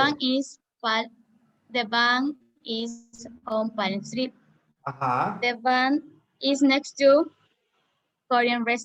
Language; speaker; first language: English; non-native, learner; Spanish